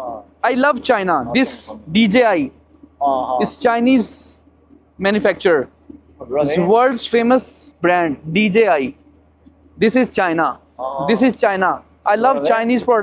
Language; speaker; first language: English; non-native, learner; Punjabi